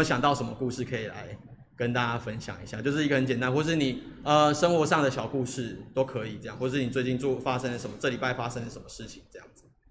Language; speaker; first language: Chinese; native; Chinese